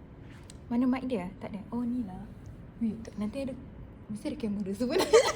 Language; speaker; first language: Malay; native; Malay